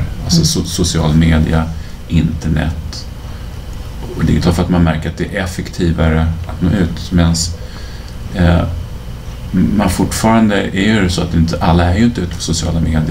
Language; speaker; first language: Swedish; native; Swedish